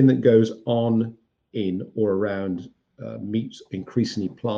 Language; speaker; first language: English; native; English